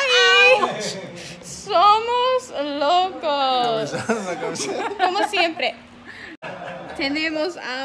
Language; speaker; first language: Spanish; non-native, learner; English